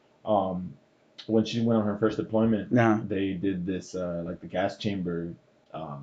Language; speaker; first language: English; early bilingual, other home language; Spanish